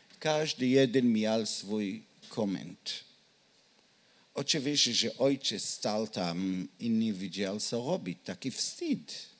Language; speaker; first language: Polish; non-native, learner; Hebrew